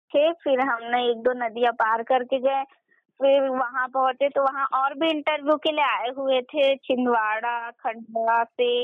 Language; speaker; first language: Hindi; native; Hindi